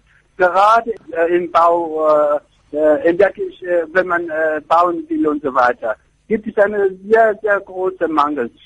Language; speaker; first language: German; non-native, fluent; Persian